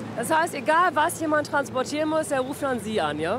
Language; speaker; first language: German; native; German